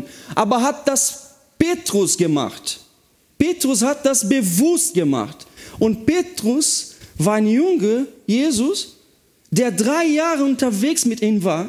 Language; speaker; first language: German; non-native, fluent; Portuguese